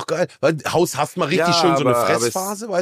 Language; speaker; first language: German; native; German